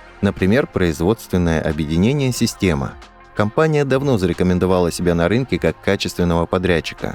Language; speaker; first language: Russian; native; Russian